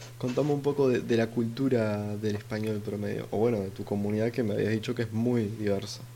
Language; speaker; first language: Spanish; native; Spanish